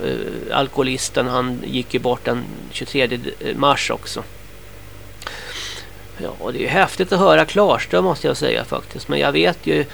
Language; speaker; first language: Swedish; native; Swedish